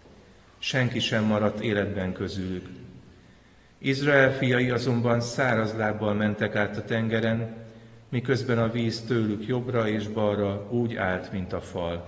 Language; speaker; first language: Hungarian; native; Hungarian